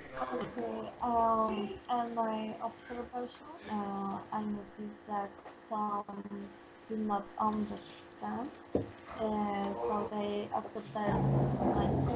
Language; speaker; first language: English; non-native, learner; Spanish